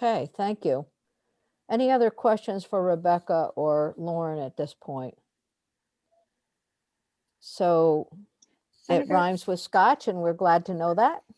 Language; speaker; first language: English; native; English